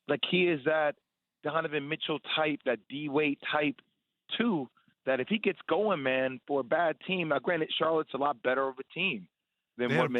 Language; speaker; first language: English; native; English